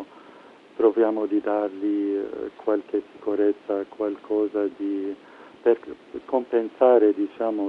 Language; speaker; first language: Italian; non-native, fluent; Arabic